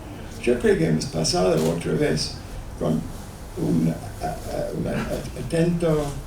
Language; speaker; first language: Spanish; non-native, fluent; English